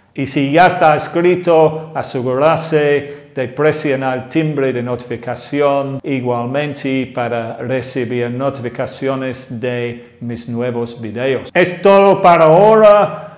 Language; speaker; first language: Spanish; non-native, fluent; English